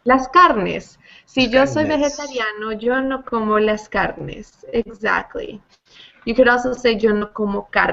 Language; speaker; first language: Spanish; non-native, fluent; English